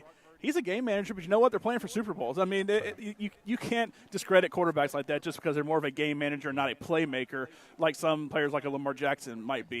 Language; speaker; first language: English; native; English